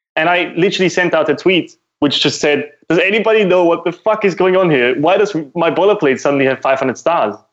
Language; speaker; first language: English; non-native, fluent; German